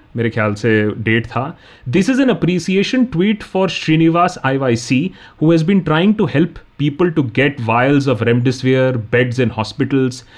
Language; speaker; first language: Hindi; native; Hindi